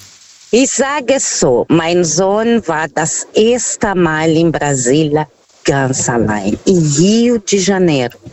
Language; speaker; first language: German; non-native, fluent; Portuguese